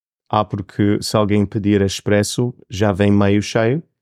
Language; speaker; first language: Portuguese; non-native, fluent; English